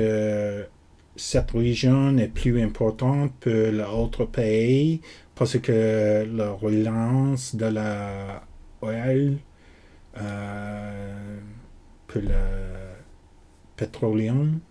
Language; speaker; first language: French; non-native, learner; English